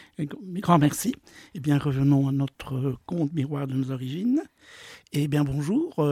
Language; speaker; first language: French; native; French